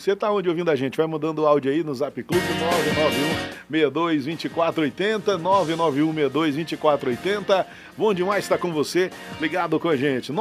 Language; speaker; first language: Portuguese; native; Portuguese